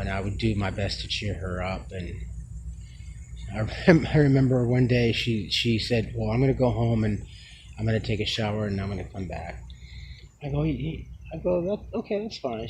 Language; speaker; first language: English; native; English